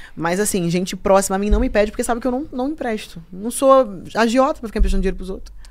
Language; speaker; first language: Portuguese; native; Portuguese